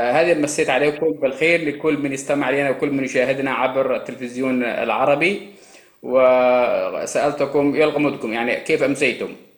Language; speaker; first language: Arabic; non-native, local second language; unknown